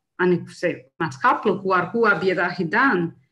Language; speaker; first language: Dutch; non-native, fluent; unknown